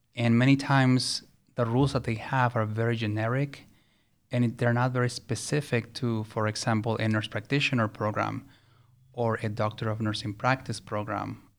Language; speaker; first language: English; early bilingual, other home language; Spanish